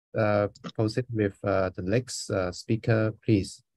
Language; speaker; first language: English; non-native, fluent; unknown